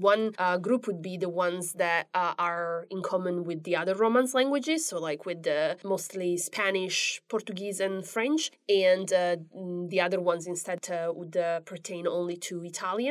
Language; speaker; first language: English; non-native, fluent; Italian